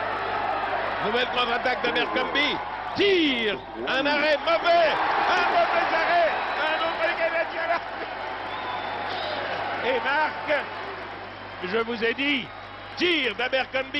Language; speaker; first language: French; native; French